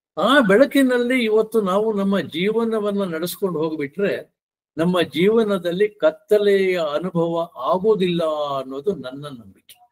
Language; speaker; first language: Kannada; non-native, local second language; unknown